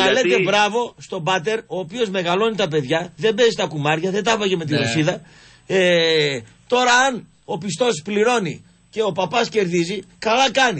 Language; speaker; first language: Greek; native; Greek